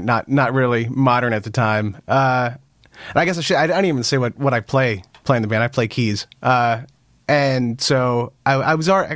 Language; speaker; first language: English; native; English